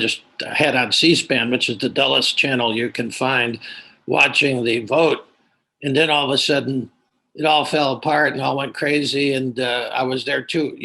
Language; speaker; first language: English; native; English